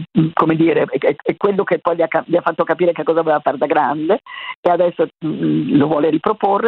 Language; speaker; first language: Italian; native; Italian